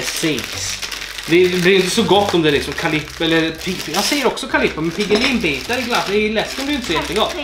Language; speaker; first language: Swedish; native; Swedish